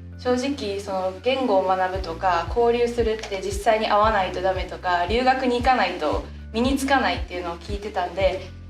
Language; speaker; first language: Japanese; native; Japanese